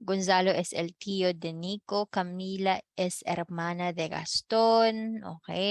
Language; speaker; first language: Spanish; non-native, fluent; Filipino